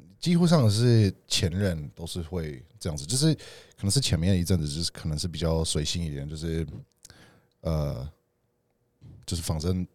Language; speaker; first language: Chinese; non-native, fluent; English